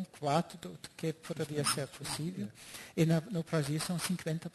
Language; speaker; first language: Portuguese; non-native, fluent; German